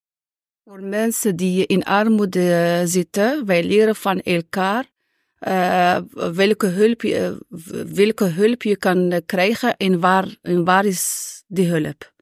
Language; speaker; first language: Dutch; non-native, fluent; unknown